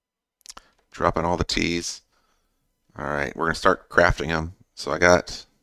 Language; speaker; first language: English; native; English